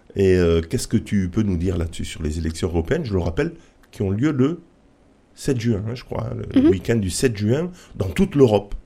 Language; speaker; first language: French; native; French